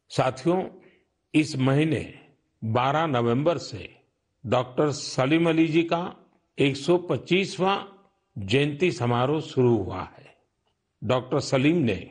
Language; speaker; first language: Hindi; non-native, local second language; Gujarati